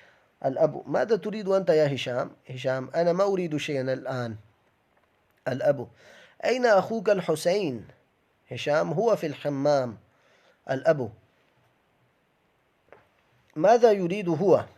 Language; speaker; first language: Arabic; non-native, fluent; Urdu